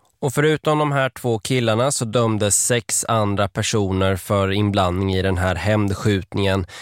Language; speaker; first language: Swedish; native; Swedish